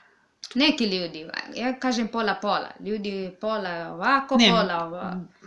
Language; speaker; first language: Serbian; non-native, learner; English